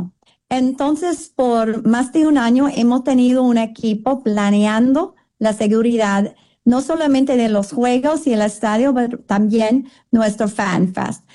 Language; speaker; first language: Spanish; non-native, fluent; English